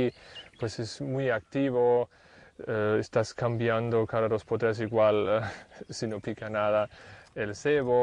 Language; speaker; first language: Spanish; non-native, fluent; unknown